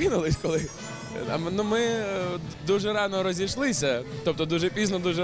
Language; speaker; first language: Ukrainian; native; Ukrainian